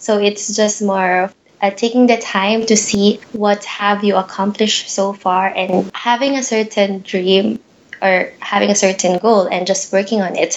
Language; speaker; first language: English; non-native, local second language; Pampanga